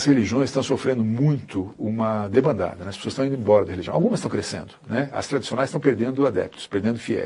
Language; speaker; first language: Portuguese; native; Portuguese